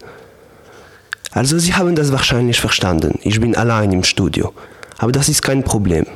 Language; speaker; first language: German; non-native, learner; Polish